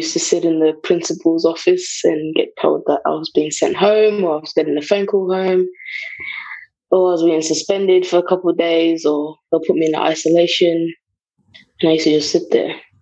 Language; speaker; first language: English; early bilingual, other home language; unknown